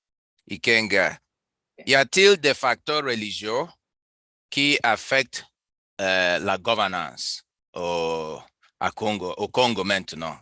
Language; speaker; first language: French; non-native, learner; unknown